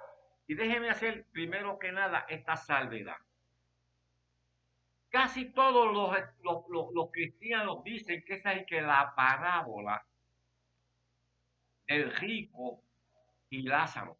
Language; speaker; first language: Spanish; native; Spanish